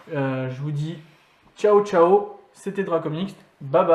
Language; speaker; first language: French; native; French